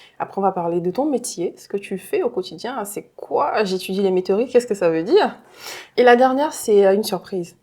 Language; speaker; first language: French; native; French